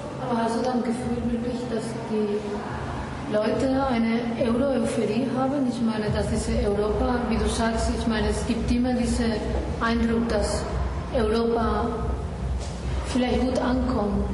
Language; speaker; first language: German; non-native, fluent; Spanish